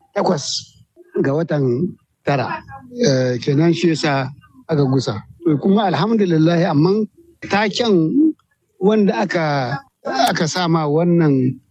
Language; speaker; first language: Hausa; native; Hausa